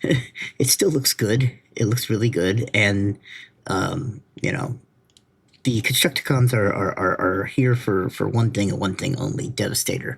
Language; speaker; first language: English; native; English